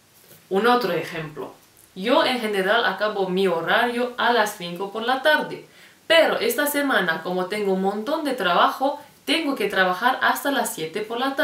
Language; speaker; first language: Spanish; non-native, fluent; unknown